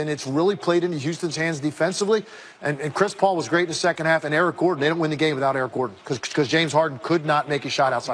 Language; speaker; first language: English; native; English